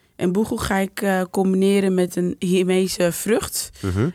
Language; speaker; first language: Dutch; non-native, fluent; Bambara